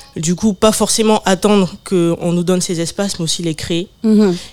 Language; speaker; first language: French; native; French